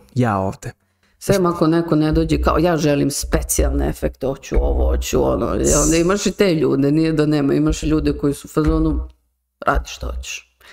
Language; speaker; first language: Serbian; native; Serbian